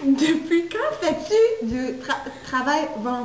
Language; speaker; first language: French; non-native, local second language; English